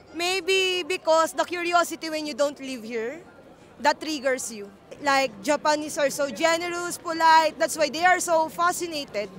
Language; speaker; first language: English; non-native, local second language; Filipino